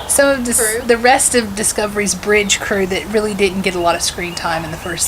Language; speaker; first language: English; native; English